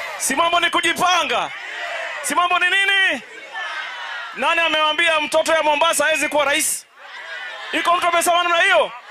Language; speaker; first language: Swahili; native; Swahili